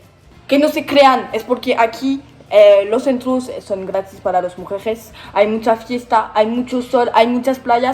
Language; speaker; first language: Spanish; non-native, learner; French